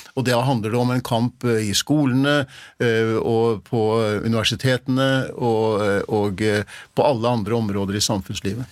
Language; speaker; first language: Norwegian; native; Norwegian